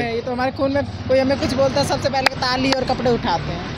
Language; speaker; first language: Hindi; native; Hindi